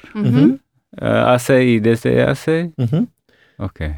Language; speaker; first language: Spanish; non-native, learner; English